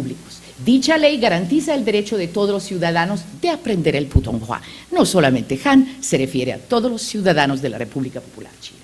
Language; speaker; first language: Spanish; non-native, fluent; Macedonian